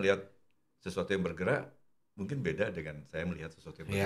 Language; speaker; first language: Indonesian; non-native, local second language; Javanese